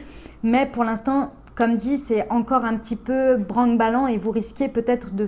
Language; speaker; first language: French; native; French